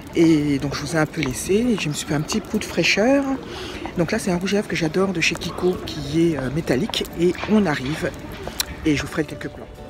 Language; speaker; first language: French; native; French